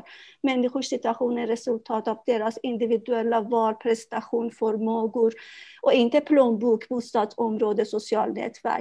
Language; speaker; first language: Swedish; non-native, fluent; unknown